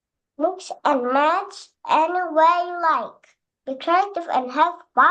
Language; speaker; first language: English; non-native, learner; Indonesian